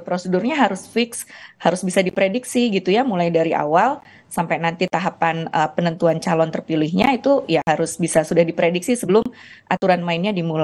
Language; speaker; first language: Indonesian; native; Indonesian